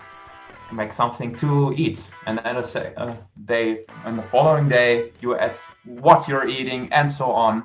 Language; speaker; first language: English; non-native, fluent; German